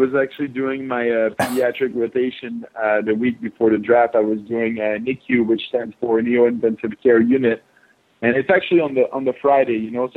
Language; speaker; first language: English; non-native, fluent; French